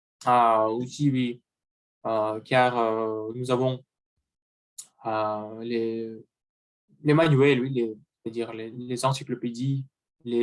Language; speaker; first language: French; non-native, learner; Russian